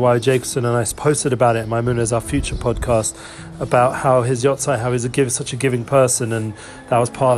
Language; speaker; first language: English; native; English